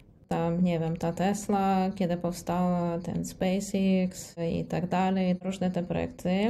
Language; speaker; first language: Polish; non-native, fluent; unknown